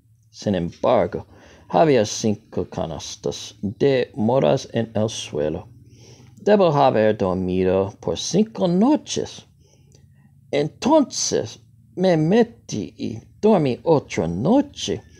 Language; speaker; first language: Spanish; non-native, learner; English